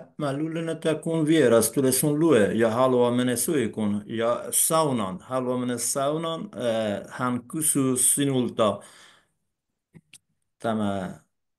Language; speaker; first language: Finnish; non-native, learner; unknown